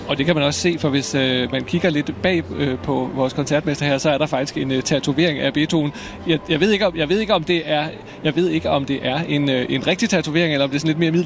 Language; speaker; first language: Danish; native; Danish